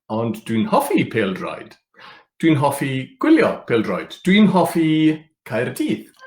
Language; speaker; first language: Welsh; non-native, local second language; English